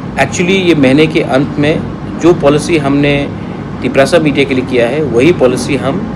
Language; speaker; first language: Hindi; non-native, local second language; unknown